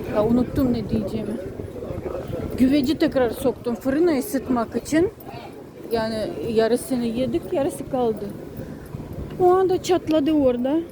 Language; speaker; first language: Turkish; non-native, fluent; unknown